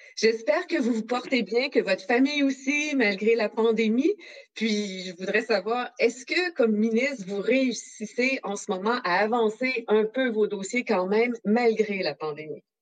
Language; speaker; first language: French; native; French